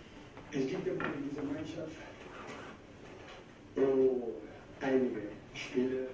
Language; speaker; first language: German; non-native, learner; Italian